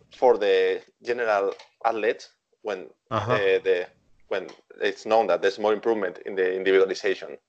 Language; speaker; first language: English; non-native, fluent; Spanish